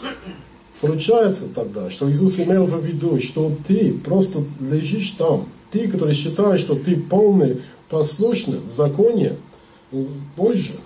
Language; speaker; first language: Russian; non-native, learner; English